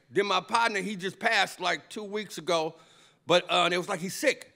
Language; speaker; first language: English; native; English